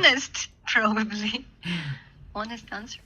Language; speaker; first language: English; non-native, fluent; Russian